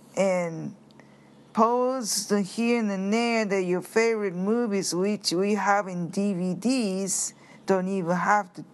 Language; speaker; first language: English; non-native, learner; Japanese